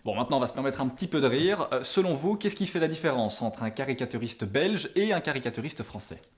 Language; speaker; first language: French; native; French